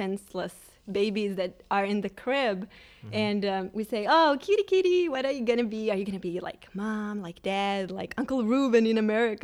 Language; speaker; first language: English; non-native, fluent; Swedish